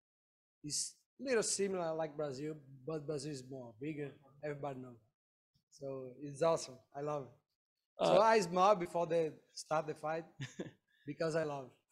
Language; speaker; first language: English; non-native, learner; Portuguese